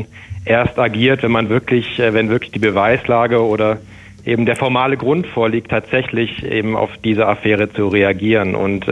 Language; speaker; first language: German; native; German